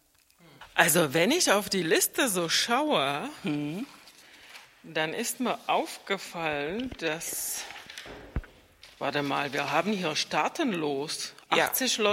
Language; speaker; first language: German; non-native, fluent; Czech